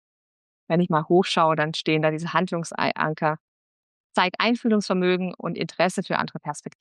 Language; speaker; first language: German; native; German